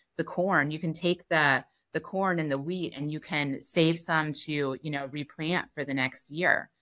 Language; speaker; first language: English; native; English